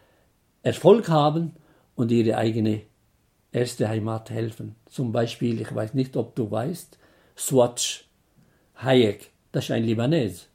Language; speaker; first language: German; non-native, fluent; Arabic